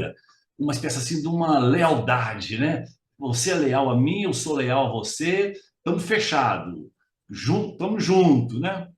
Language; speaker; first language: Portuguese; native; Portuguese